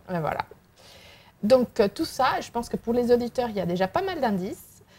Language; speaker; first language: French; non-native, fluent; Spanish